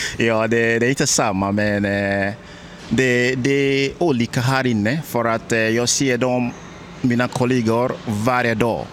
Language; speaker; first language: Swedish; non-native, learner; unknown